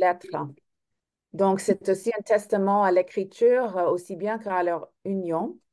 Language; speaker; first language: French; non-native, fluent; English